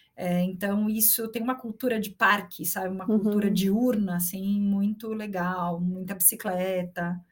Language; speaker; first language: Portuguese; native; Portuguese